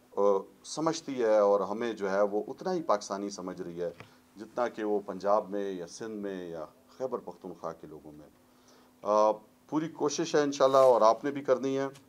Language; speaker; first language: Urdu; non-native, local second language; Pashto